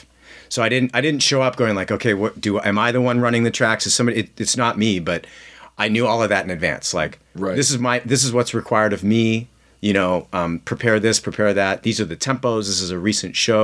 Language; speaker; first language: English; native; English